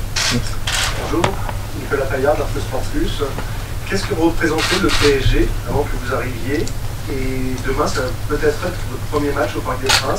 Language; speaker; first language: French; native; French